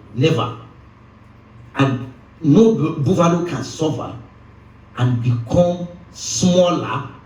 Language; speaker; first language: English; non-native, local second language; Yoruba